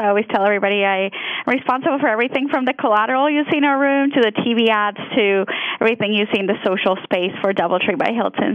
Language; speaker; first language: English; non-native, fluent; Spanish